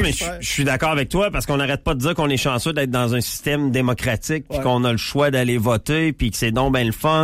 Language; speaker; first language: French; native; French